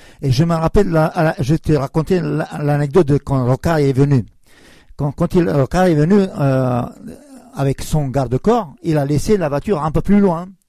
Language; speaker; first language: French; non-native, fluent; Serbian